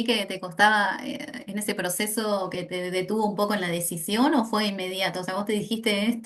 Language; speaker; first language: Spanish; native; Spanish